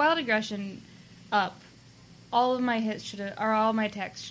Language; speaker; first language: English; native; English